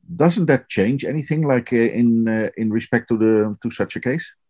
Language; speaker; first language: English; non-native, fluent; Dutch